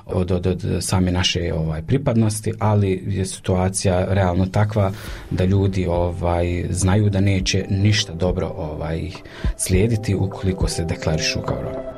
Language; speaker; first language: Serbian; native; Serbian